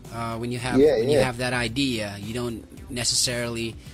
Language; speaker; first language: English; non-native, local second language; Waray